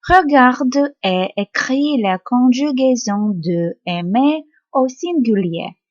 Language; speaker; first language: French; non-native, fluent; Ukrainian